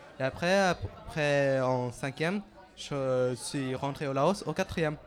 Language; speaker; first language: French; non-native, fluent; Lao